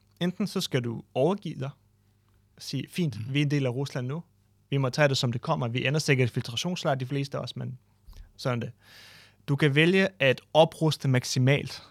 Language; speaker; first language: Danish; non-native, fluent; Ukrainian